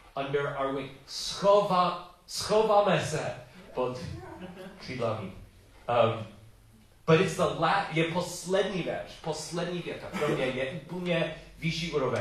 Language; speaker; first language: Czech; non-native, learner; English